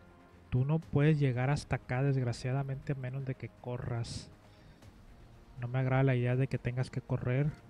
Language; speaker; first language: Spanish; native; Spanish